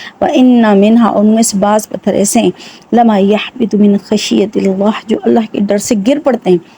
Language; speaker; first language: Urdu; non-native, local second language; Sindhi